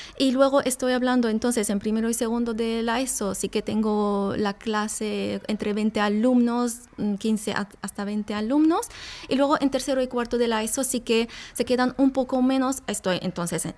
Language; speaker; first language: Spanish; non-native, fluent; Arabic